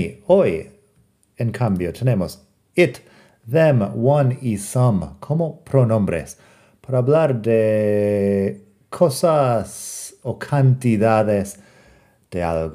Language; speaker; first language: Spanish; non-native, fluent; English